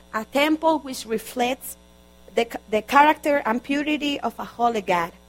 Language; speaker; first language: English; non-native, fluent; Spanish